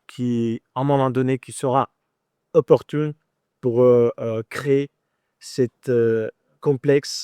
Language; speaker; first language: French; non-native, fluent; Ukrainian